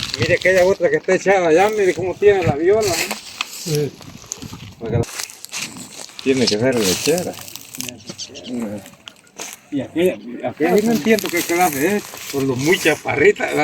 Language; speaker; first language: Spanish; native; Spanish